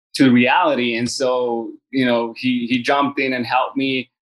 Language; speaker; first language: English; early bilingual, other home language; Spanish